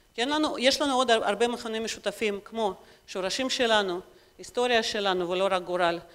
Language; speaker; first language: Hebrew; non-native, fluent; Russian